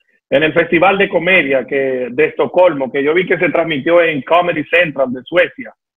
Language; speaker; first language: Spanish; native; Spanish